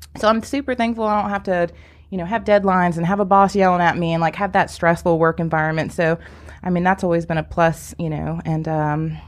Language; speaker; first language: English; native; English